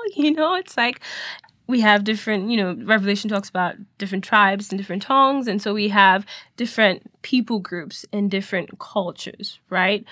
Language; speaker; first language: English; non-native, local second language; Yoruba